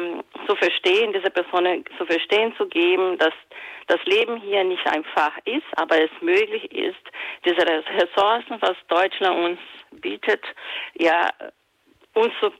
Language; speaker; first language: German; non-native, fluent; Portuguese